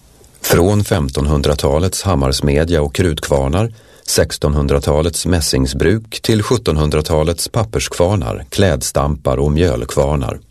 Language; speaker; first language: Swedish; native; Swedish